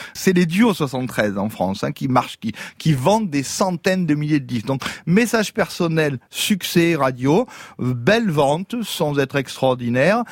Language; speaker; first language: French; native; French